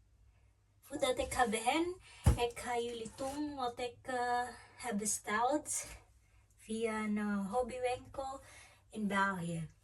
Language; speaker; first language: Dutch; non-native, fluent; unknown